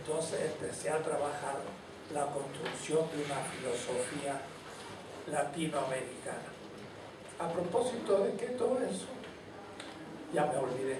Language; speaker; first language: Spanish; native; Spanish